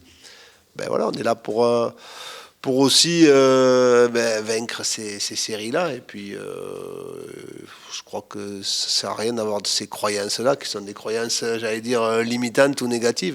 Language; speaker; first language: French; native; French